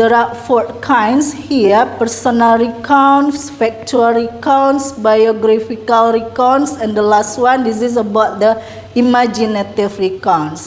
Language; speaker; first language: English; non-native, learner; Indonesian